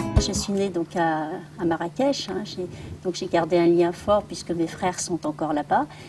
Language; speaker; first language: French; early bilingual, other home language; Arabic